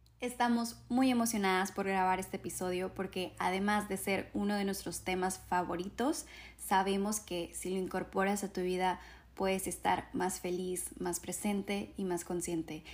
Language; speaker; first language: Spanish; native; Spanish